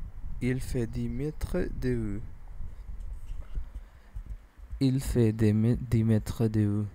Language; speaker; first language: French; non-native, learner; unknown